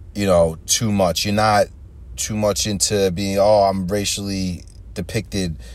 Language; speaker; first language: English; native; English